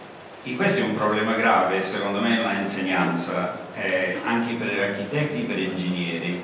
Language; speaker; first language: Italian; non-native, learner; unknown